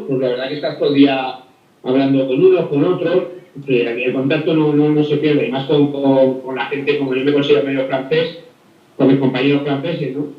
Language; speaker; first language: Spanish; native; Spanish